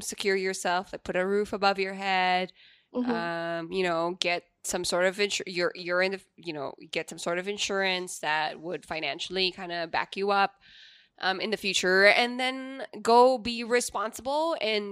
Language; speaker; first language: English; non-native, local second language; Pampanga